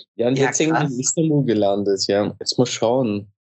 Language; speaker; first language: German; early bilingual, other home language; Turkish